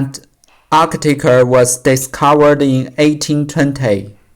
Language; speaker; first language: English; non-native, learner; Chinese